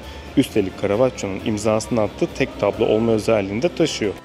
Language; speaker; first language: Turkish; native; Turkish